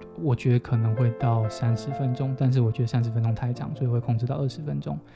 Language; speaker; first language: Chinese; native; Chinese